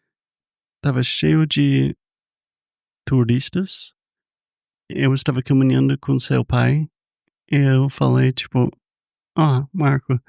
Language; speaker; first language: Portuguese; non-native, fluent; English